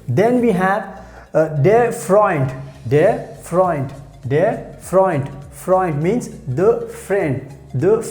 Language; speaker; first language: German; non-native, fluent; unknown